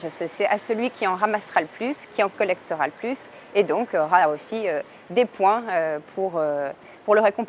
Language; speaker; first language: French; native; French